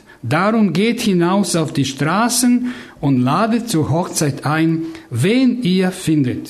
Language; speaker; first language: German; non-native, fluent; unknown